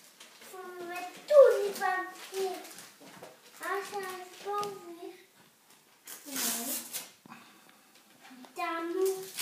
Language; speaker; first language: French; early bilingual, other home language; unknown